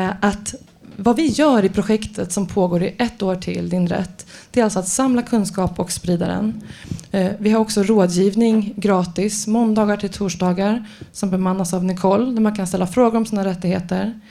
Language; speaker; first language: Swedish; native; Swedish